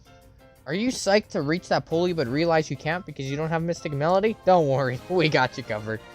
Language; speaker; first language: English; native; English